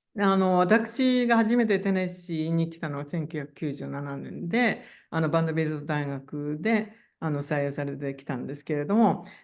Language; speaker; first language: Japanese; native; Japanese